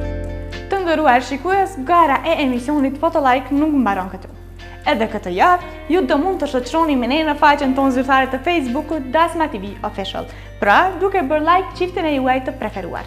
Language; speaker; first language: Albanian; native; Albanian